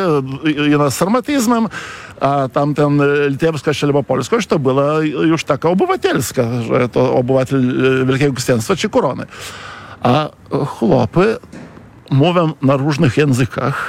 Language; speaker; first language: Polish; non-native, fluent; Lithuanian